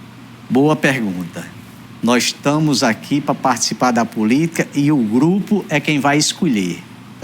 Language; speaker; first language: Portuguese; native; Portuguese